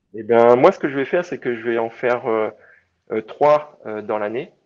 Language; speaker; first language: French; native; French